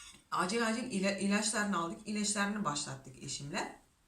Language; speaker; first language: Turkish; non-native, fluent; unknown